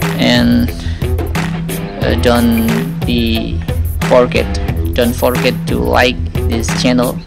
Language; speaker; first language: English; non-native, learner; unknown